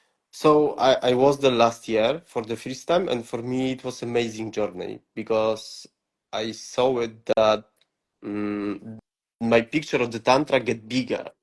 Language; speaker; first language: English; non-native, fluent; Polish